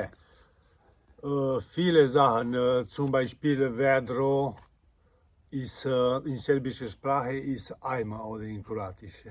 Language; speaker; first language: German; non-native, learner; Croatian